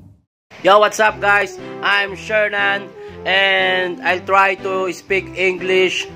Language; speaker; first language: English; non-native, local second language; Filipino